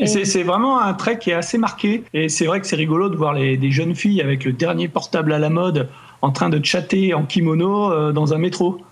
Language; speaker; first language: French; native; French